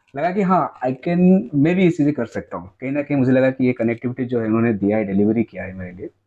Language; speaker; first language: Hindi; non-native, local second language; Odia